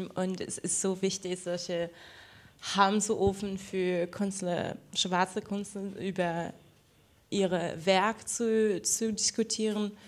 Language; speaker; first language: German; non-native, fluent; Portuguese